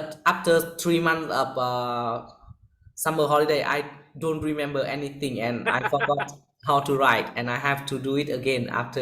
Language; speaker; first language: English; non-native, learner; Vietnamese